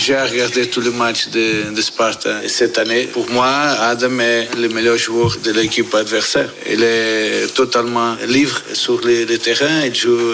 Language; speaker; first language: French; non-native, learner; Portuguese